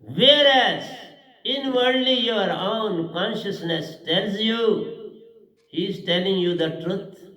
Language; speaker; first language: English; non-native, local second language; Hindi